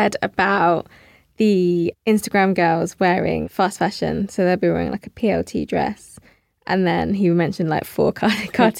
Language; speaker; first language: English; native; English